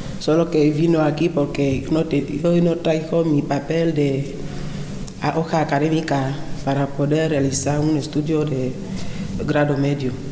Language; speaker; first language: Spanish; non-native, local second language; Fang